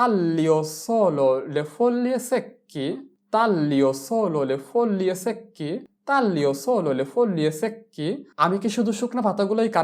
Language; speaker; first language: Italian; non-native, fluent; Bangla